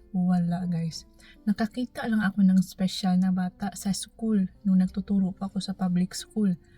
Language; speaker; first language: Filipino; non-native, local second language; Cebuano